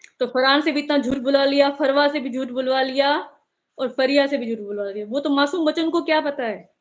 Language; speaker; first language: Urdu; non-native, local second language; Sindhi